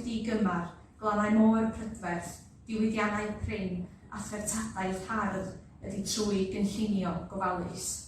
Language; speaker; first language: Welsh; native; Welsh